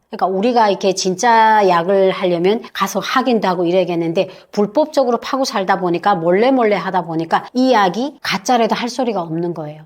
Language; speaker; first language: Korean; native; Korean